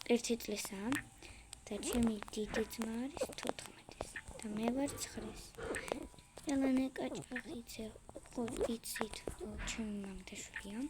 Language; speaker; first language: Georgian; non-native, local second language; Mingrelian